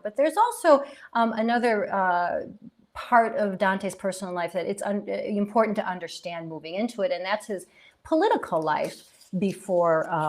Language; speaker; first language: English; native; English